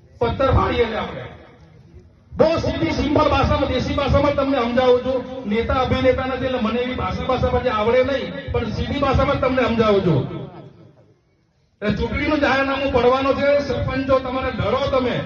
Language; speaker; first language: Gujarati; non-native, local second language; Rathawi